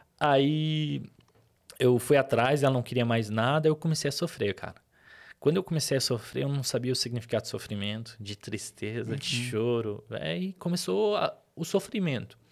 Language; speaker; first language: Portuguese; early bilingual, other home language; Arabic